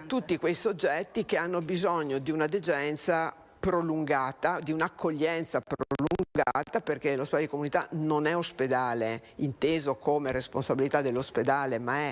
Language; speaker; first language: Italian; native; Italian